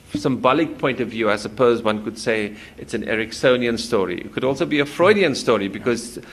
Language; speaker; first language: English; native; English